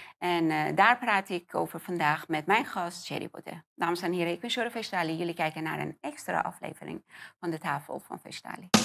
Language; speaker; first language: Dutch; non-native, fluent; Persian